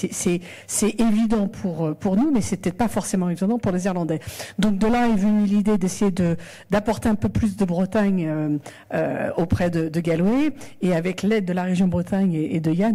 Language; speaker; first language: French; native; French